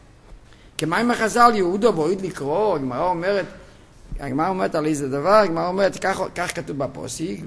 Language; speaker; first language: Hebrew; non-native, fluent; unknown